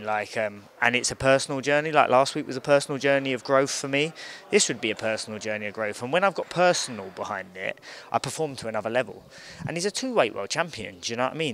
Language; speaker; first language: English; native; English